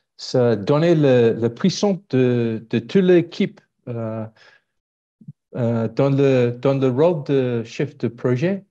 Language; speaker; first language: French; non-native, learner; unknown